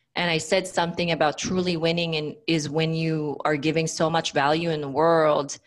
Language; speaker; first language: English; non-native, local second language; Filipino